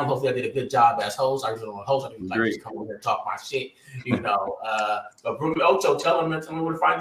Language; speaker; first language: English; native; English